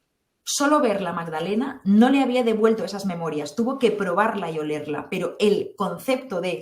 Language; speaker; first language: Spanish; native; Spanish